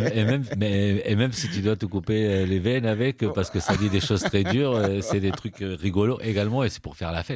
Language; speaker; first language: French; native; French